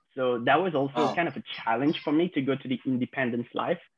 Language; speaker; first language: English; non-native, fluent; French